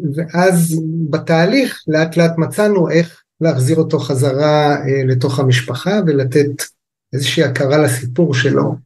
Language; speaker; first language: Hebrew; native; Hebrew